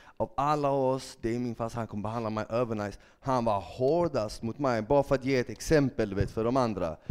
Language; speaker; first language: Swedish; early bilingual, other home language; Bosnian